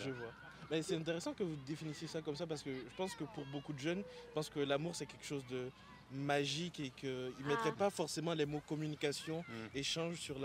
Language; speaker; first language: French; native; French